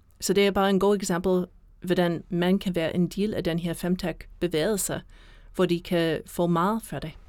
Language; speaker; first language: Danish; non-native, fluent; English